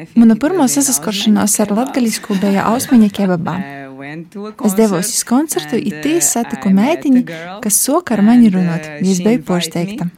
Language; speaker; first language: Latvian; non-native, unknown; Portuguese